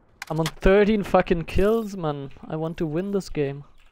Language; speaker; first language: English; non-native, fluent; German